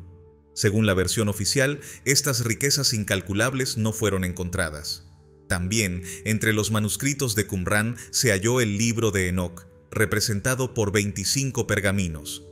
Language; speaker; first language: Spanish; native; Spanish